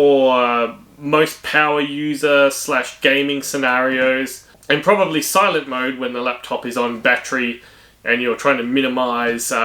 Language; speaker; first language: English; native; English